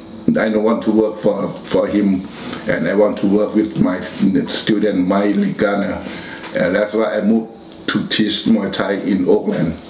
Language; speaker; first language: English; non-native, learner; Thai